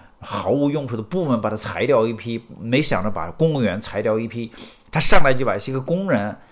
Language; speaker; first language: Chinese; native; Chinese